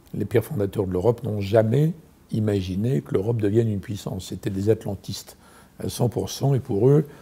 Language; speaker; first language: French; native; French